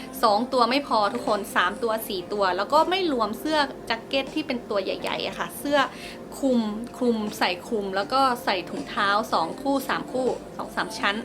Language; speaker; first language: Thai; native; Thai